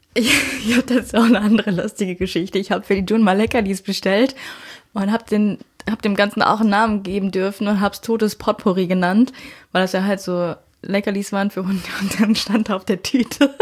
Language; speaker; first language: German; native; German